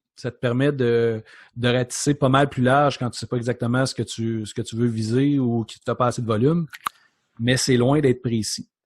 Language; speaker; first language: French; native; French